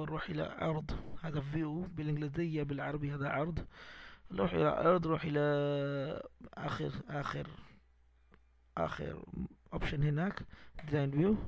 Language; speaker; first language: Arabic; non-native, learner; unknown